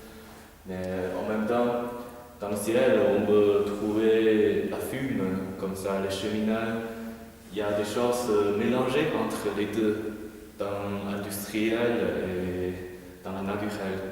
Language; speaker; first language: French; non-native, learner; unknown